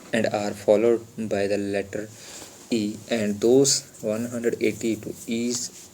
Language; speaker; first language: English; non-native, local second language; Punjabi